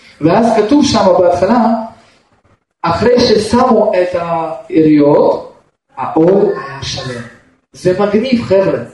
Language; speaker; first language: Hebrew; non-native, fluent; Russian